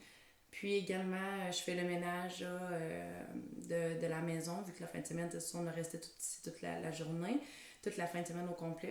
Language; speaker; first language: French; native; French